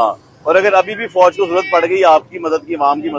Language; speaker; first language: Hindi; non-native, local second language; Punjabi